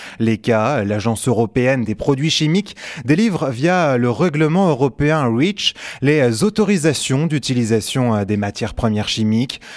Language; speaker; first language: French; native; French